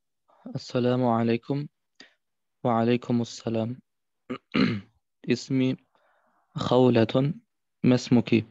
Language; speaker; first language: Arabic; non-native, learner; German